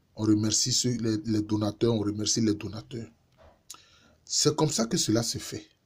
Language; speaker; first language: French; non-native, local second language; Baoulé